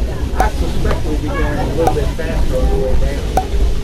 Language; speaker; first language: English; native; English